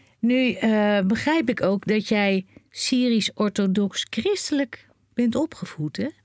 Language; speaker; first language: Dutch; native; Dutch